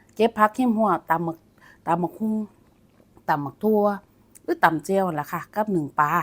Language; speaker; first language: Thai; native; Thai